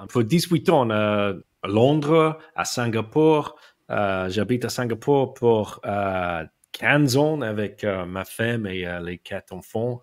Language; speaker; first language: French; non-native, learner; English